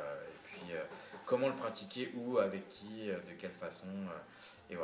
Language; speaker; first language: French; native; French